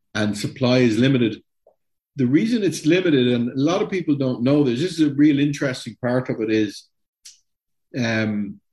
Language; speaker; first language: English; native; English